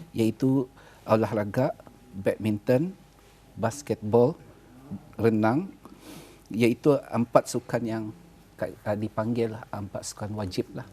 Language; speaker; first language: Malay; native; Malay